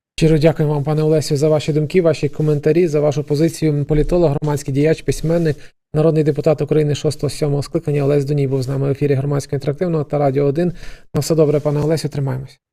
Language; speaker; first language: Ukrainian; native; Ukrainian